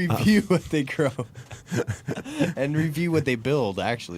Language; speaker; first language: English; native; English